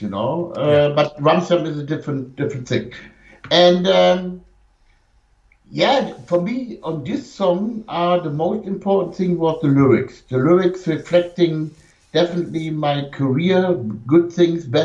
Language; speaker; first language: English; non-native, fluent; German